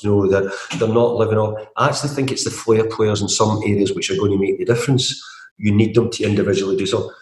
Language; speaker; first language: English; native; English